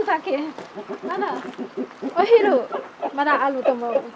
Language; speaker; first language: Japanese; non-native, learner; Chinese